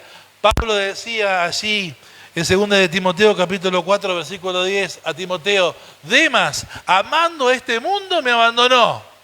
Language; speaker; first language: Spanish; native; Spanish